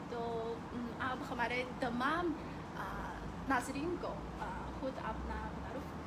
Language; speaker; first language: Hindi; non-native, fluent; Chinese